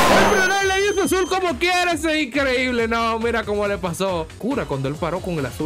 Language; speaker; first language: Spanish; native; Spanish